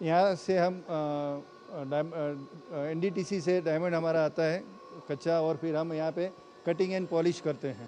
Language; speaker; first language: Hindi; non-native, local second language; Gujarati